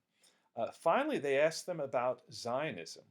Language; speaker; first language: English; native; English